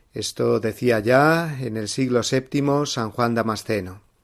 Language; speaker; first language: Spanish; native; Spanish